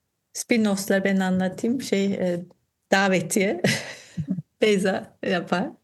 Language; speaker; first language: Turkish; non-native, fluent; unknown